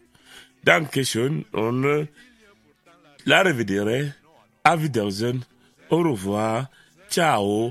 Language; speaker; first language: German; non-native, learner; Romanian